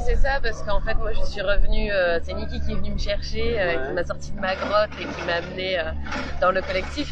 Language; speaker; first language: French; native; French